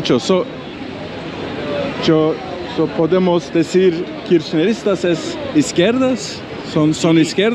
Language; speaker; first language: Spanish; non-native, learner; Turkish